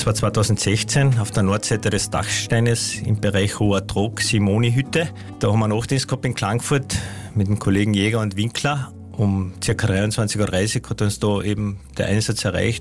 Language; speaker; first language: German; native; German